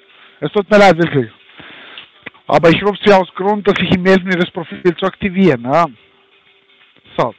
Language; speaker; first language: German; non-native, learner; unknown